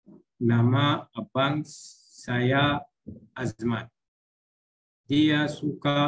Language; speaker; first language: Indonesian; non-native, learner; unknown